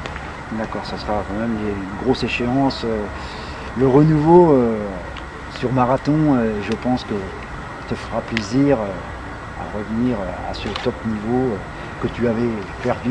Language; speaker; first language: French; native; French